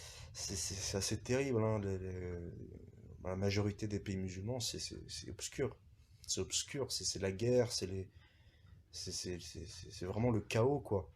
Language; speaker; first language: French; early bilingual, other home language; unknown